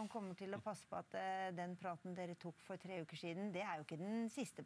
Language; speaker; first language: Norwegian; native; Norwegian